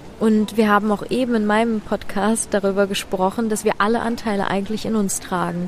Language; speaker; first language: German; early bilingual, other home language; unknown